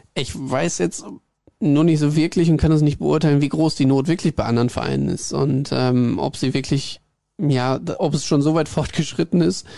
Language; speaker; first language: German; native; German